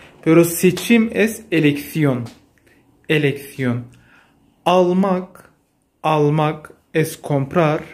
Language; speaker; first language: Spanish; non-native, fluent; Turkish